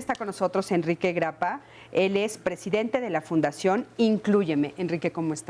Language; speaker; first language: Spanish; native; Spanish